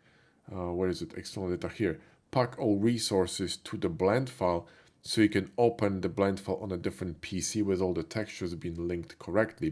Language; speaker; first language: English; non-native, fluent; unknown